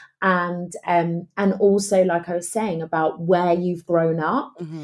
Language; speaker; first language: English; native; English